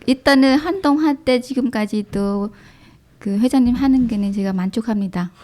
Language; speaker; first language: Korean; non-native, learner; Vietnamese